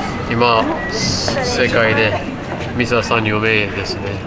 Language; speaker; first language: Japanese; non-native, learner; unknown